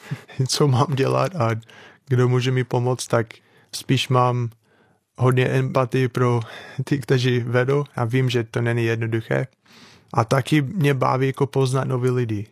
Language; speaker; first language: Czech; non-native, fluent; English